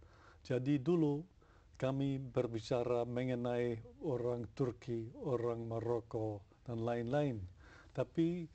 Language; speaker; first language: Indonesian; non-native, fluent; Dutch